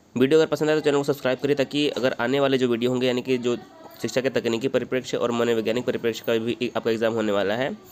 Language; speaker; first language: Hindi; native; Hindi